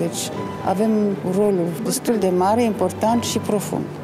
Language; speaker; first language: Romanian; non-native, fluent; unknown